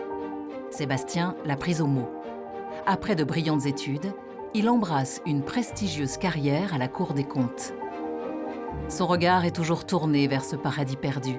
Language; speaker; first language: French; native; French